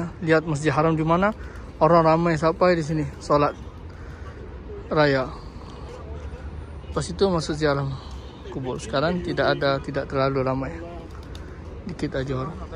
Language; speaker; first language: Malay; early bilingual, heritage; Malay